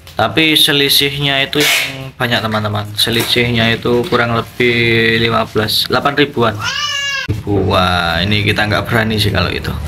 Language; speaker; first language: Indonesian; non-native, local second language; Javanese